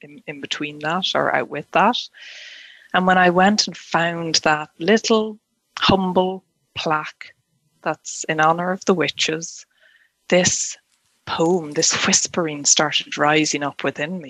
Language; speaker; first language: English; native; English